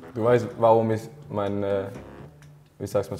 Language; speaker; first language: German; non-native, learner; Danish